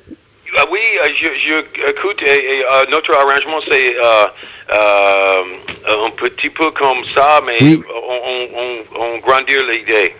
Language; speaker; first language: French; non-native, learner; English